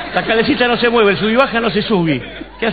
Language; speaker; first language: Spanish; native; Spanish